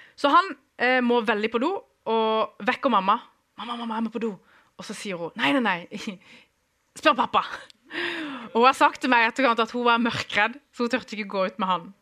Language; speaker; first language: Norwegian; early bilingual, other home language; Kurdish